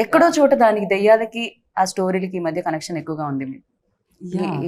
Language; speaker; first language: Telugu; native; Telugu